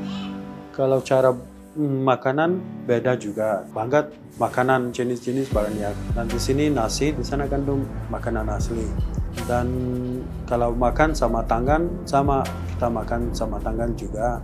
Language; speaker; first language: Indonesian; non-native, learner; Persian